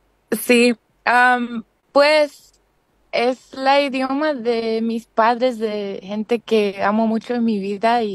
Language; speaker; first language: Spanish; early bilingual, heritage; Spanish